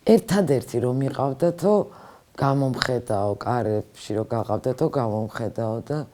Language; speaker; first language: Georgian; native; Georgian